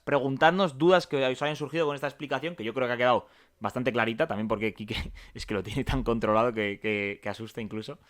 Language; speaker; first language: Spanish; native; Spanish